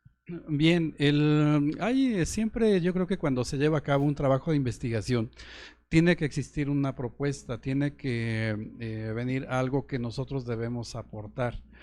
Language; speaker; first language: Spanish; native; Spanish